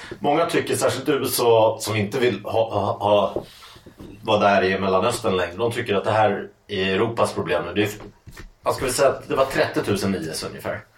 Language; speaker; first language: Swedish; native; Swedish